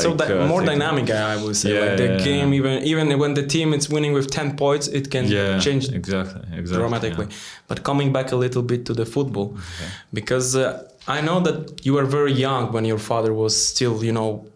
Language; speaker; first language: English; non-native, learner; Polish